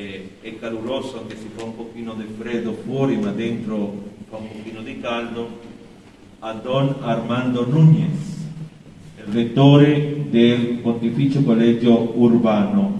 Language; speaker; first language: Italian; non-native, fluent; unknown